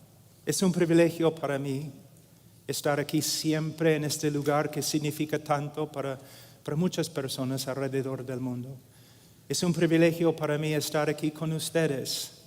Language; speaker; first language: Spanish; non-native, fluent; English